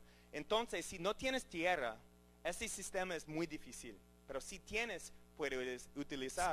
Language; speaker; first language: Spanish; non-native, learner; English